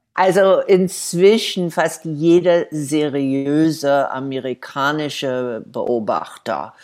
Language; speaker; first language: German; non-native, fluent; English